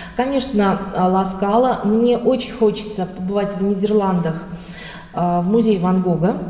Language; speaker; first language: Russian; native; Russian